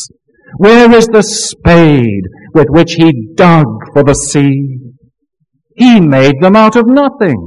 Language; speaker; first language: English; native; English